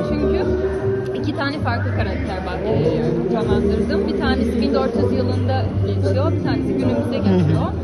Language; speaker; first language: Turkish; non-native, fluent; Portuguese